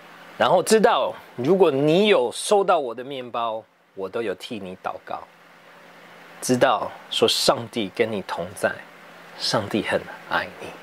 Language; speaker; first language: Chinese; early bilingual, heritage; English